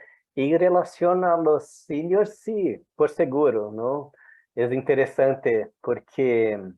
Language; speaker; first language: Spanish; non-native, fluent; Portuguese